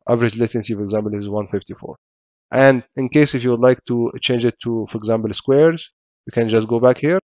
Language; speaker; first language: English; non-native, fluent; Arabic